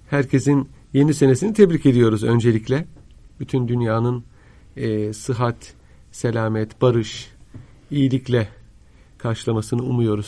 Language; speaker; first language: Turkish; native; Turkish